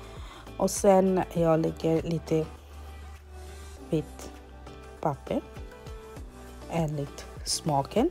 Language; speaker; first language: Swedish; non-native, learner; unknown